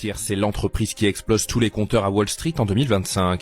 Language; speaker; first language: French; native; French